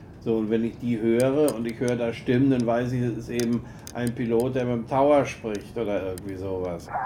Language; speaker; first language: German; native; German